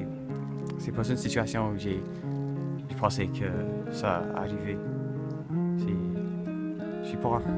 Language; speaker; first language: French; non-native, local second language; English